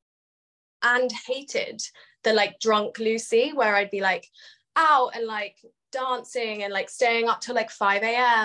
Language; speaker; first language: English; native; English